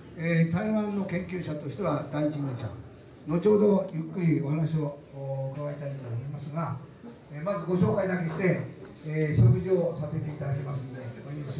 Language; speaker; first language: Japanese; native; Japanese